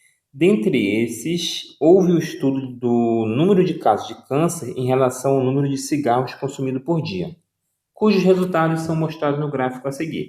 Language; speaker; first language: Portuguese; native; Portuguese